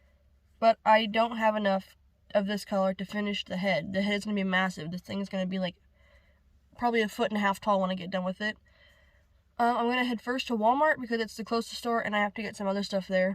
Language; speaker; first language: English; native; English